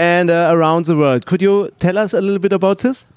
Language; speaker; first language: English; non-native, learner; German